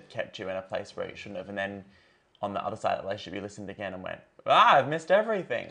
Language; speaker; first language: English; native; English